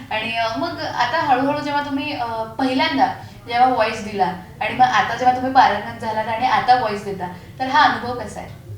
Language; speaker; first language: Marathi; native; Marathi